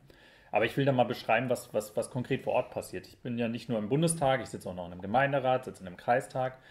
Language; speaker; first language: German; native; German